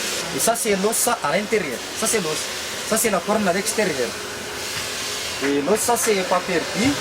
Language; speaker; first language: French; non-native, local second language; Malagasy